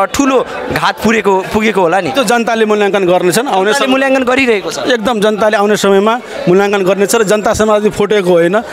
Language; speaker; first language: Nepali; non-native, local second language; Maithili